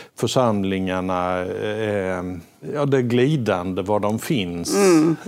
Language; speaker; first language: Swedish; native; Swedish